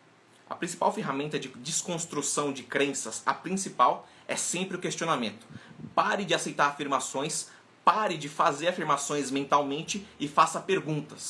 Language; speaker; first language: Portuguese; native; Portuguese